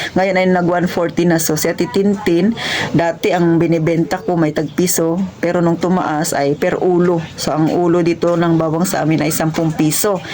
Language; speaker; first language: Filipino; non-native, local second language; Cebuano